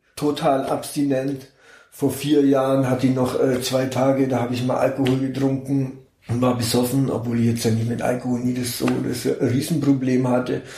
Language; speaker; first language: German; native; German